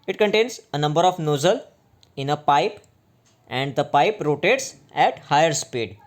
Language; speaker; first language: English; non-native, local second language; Gujarati